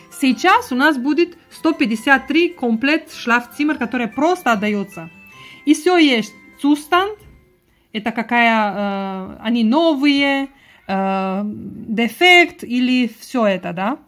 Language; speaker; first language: Russian; non-native, learner; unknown